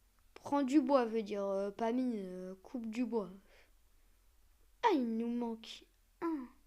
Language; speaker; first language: French; native; French